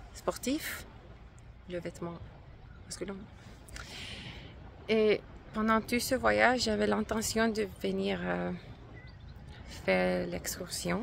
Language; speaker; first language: French; non-native, learner; English